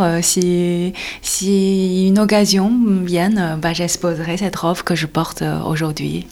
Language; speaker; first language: French; non-native, fluent; Chinese